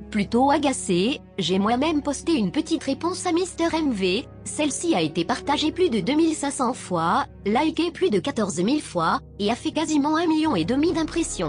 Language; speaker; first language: French; native; French